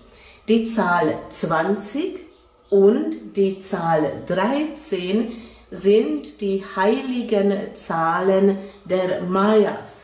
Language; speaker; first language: German; non-native, fluent; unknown